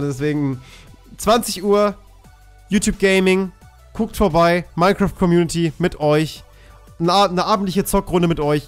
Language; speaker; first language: German; native; German